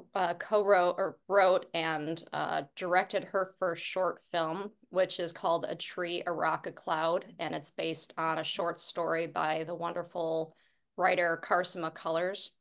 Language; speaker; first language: English; native; English